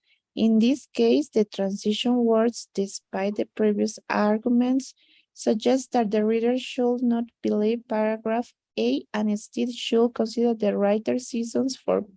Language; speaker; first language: English; non-native, learner; Spanish